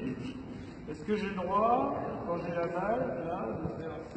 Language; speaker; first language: French; native; French